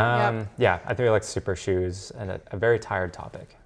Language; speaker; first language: English; native; English